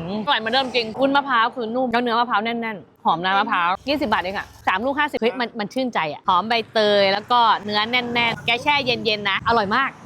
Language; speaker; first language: Thai; native; Thai